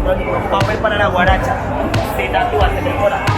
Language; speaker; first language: Spanish; native; Spanish